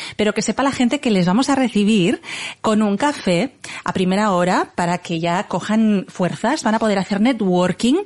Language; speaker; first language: Spanish; native; Spanish